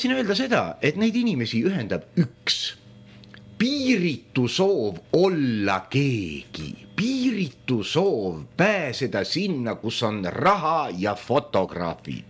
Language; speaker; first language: Estonian; native; Estonian